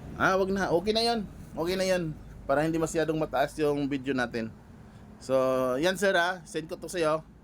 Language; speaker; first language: Filipino; non-native, local second language; Cebuano